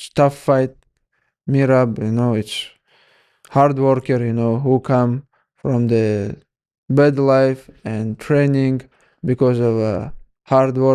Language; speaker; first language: English; non-native, learner; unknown